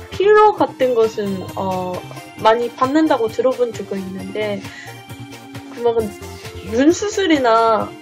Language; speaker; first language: Korean; non-native, fluent; Japanese